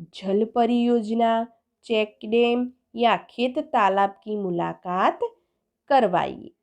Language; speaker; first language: Hindi; non-native, local second language; Gujarati